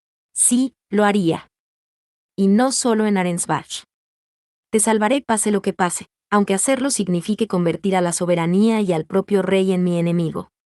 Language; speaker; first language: Spanish; native; Spanish